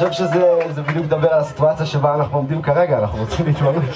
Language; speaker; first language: Hebrew; native; Hebrew